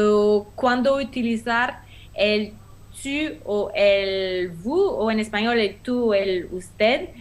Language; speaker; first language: Spanish; non-native, fluent; French